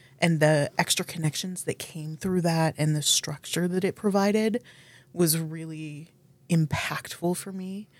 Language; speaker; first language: English; native; English